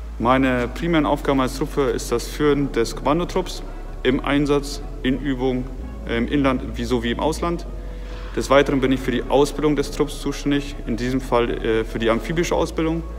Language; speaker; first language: German; native; German